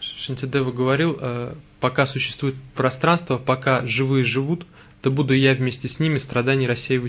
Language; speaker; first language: Russian; native; Russian